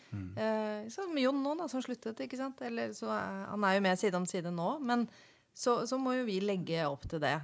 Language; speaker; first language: Norwegian; native; Norwegian